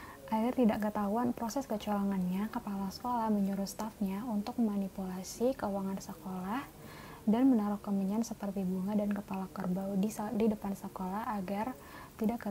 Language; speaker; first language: Indonesian; native; Indonesian